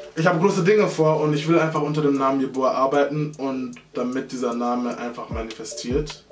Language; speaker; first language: German; early bilingual, heritage; German